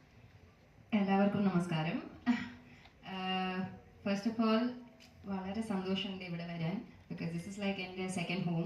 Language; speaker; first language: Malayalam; early bilingual, heritage; Malayalam